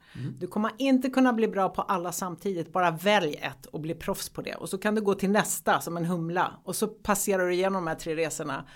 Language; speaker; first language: Swedish; early bilingual, other home language; Greek